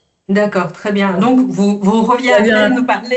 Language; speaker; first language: French; native; French